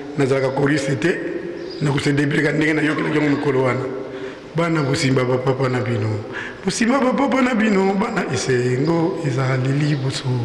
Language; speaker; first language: Lingala; native; Lingala